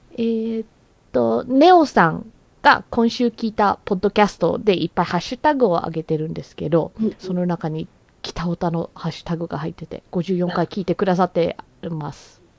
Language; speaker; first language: Japanese; early bilingual, heritage; Japanese